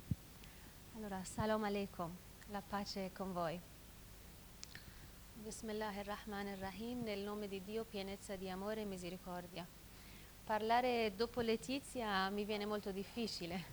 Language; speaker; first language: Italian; non-native, fluent; Persian